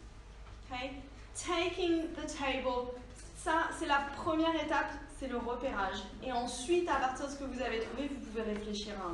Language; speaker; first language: French; native; French